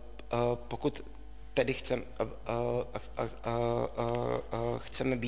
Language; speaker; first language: Czech; native; Czech